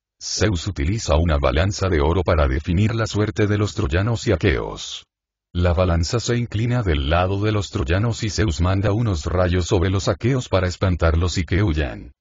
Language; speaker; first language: Spanish; native; Spanish